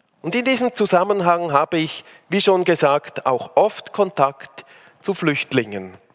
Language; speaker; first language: German; native; German